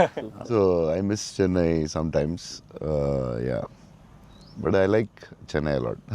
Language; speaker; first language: Tamil; non-native, local second language; Telugu